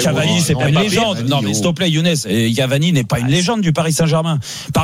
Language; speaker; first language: French; native; French